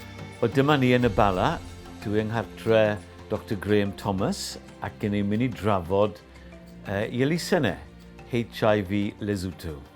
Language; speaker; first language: Welsh; native; Welsh